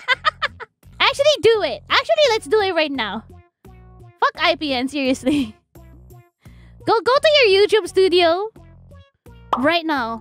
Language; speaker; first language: English; non-native, fluent; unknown